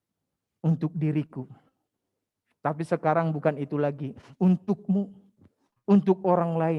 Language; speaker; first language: Indonesian; native; Indonesian